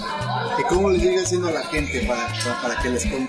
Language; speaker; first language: Spanish; native; Spanish